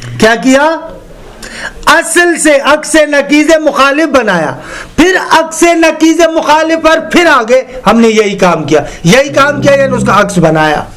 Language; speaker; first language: Urdu; native; Urdu